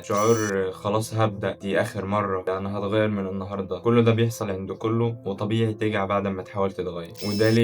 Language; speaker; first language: Arabic; native; Arabic